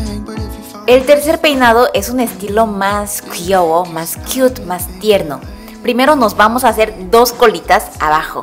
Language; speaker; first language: Spanish; non-native, fluent; Korean